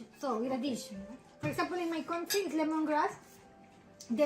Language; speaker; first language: English; non-native, local second language; Bangla